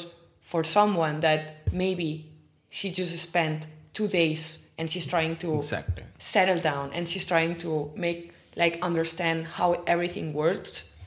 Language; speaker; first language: English; non-native, fluent; Spanish